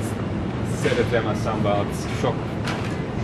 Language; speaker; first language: Hungarian; non-native, learner; Dutch